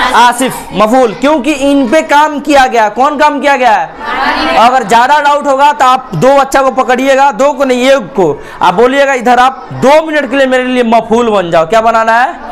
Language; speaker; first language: Hindi; native; Hindi